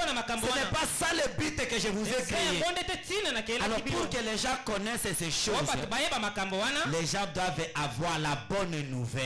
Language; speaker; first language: French; non-native, local second language; Lingala